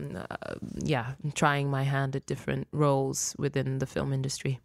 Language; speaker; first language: English; non-native, local second language; Luo (Kenya and Tanzania)